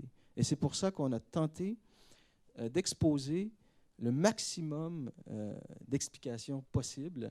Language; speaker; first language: French; native; French